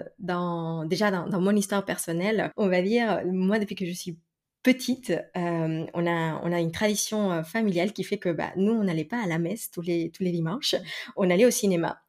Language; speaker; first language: French; non-native, fluent; Spanish